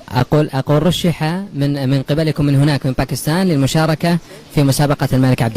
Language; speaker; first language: Arabic; native; Arabic